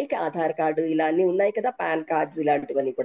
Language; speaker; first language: Telugu; native; Telugu